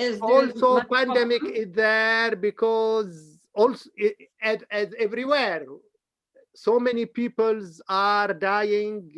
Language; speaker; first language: English; non-native, fluent; Arabic